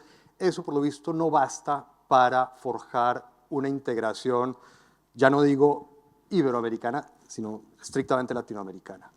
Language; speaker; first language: Spanish; native; Spanish